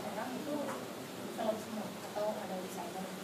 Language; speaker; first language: Indonesian; native; Indonesian